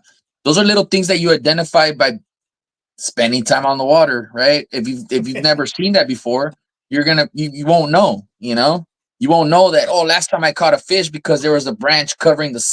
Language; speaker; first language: English; native; English